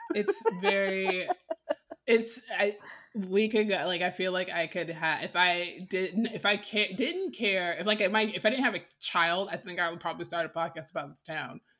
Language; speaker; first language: English; native; English